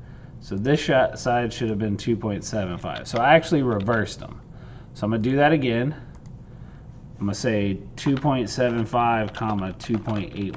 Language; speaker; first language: English; native; English